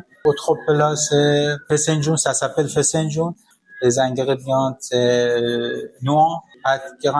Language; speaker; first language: French; non-native, learner; Persian